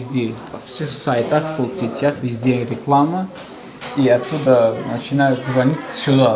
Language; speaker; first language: Russian; non-native, local second language; Tajik